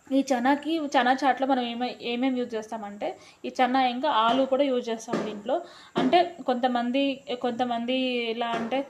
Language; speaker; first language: Telugu; non-native, local second language; Lambadi